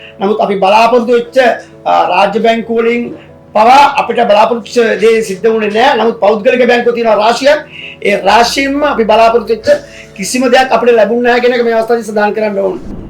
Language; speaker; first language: Sinhala; native; Sinhala